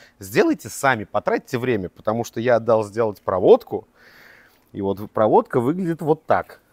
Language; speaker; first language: Russian; native; Russian